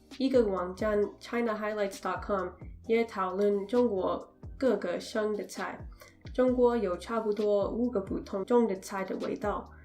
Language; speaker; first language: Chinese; non-native, learner; English